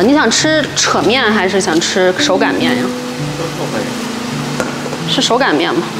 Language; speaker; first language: Chinese; native; Chinese